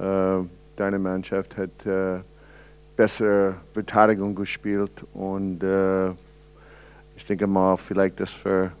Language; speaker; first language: German; non-native, learner; English